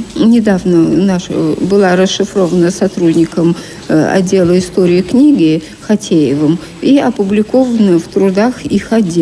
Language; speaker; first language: Russian; native; Russian